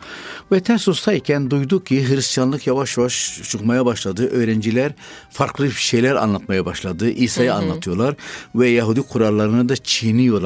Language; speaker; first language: Turkish; non-native, fluent; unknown